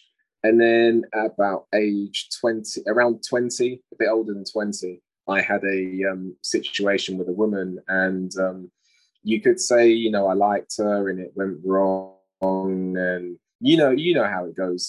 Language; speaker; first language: English; native; English